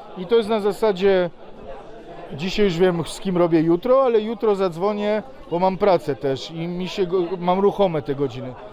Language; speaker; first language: Polish; non-native, fluent; Serbian